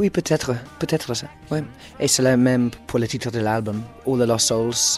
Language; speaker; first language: French; non-native, learner; English